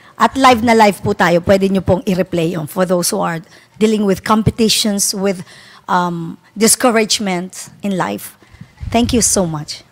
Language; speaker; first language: English; non-native, local second language; Filipino